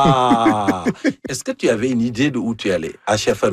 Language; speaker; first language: French; native; French